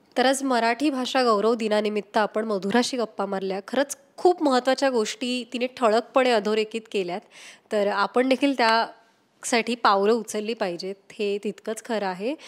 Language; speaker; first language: Marathi; native; Marathi